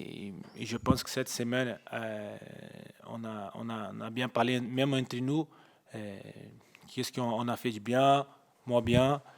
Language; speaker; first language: French; non-native, fluent; Portuguese